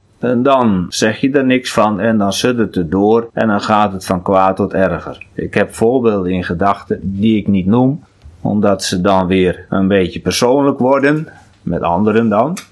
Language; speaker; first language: Dutch; non-native, local second language; Western Frisian